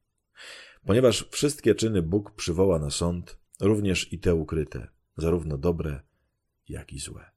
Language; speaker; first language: Polish; native; Polish